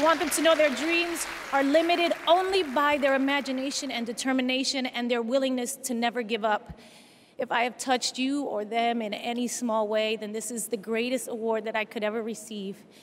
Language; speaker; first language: English; early bilingual, other home language; Spanish